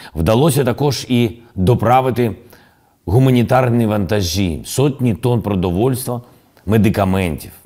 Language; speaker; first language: Ukrainian; non-native, local second language; Russian